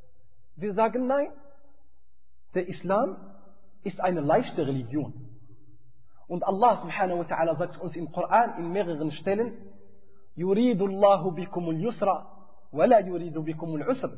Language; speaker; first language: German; non-native, fluent; Arabic